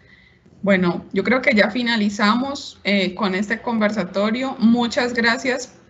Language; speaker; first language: Spanish; native; Spanish